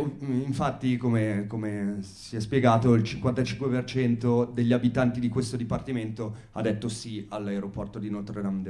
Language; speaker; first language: Italian; native; Italian